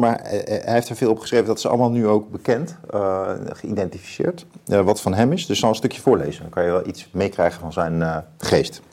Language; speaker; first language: Dutch; native; Dutch